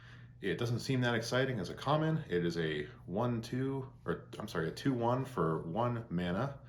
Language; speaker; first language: English; native; English